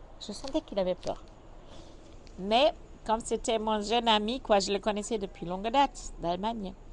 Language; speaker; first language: French; non-native, fluent; German